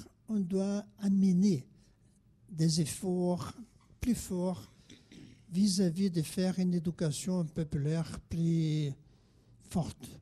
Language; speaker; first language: French; non-native, fluent; Portuguese